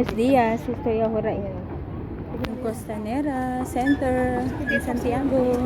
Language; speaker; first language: Spanish; non-native, learner; Filipino